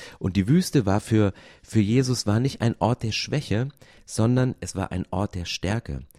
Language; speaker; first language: German; native; German